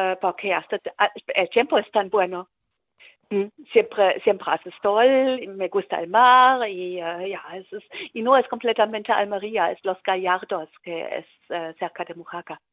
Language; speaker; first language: Spanish; non-native, learner; German